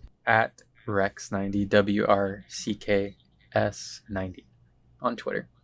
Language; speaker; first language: English; native; English